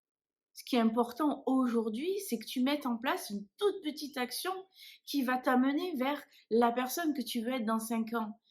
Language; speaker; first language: French; native; French